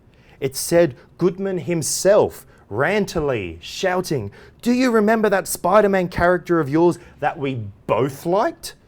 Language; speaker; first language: English; native; English